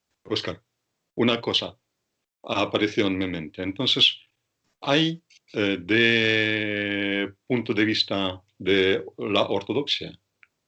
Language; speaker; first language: Spanish; non-native, fluent; Russian